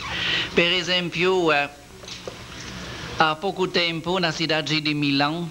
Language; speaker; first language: Portuguese; non-native, learner; French